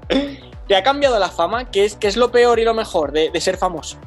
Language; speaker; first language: Spanish; native; Spanish